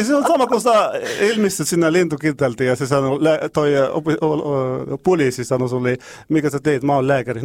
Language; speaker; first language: Finnish; non-native, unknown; Arabic